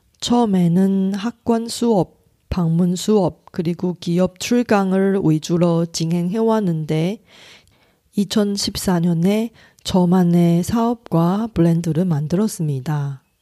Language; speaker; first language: Korean; non-native, fluent; Chinese